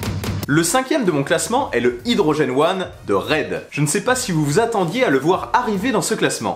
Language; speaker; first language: French; native; French